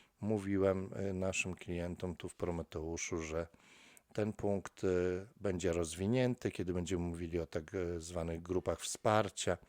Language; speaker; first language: Polish; native; Polish